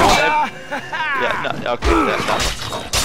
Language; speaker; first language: English; native; English